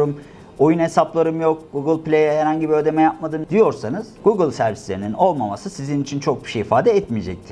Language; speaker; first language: Turkish; native; Turkish